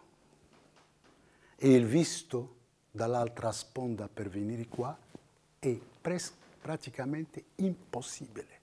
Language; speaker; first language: Italian; non-native, fluent; Riffian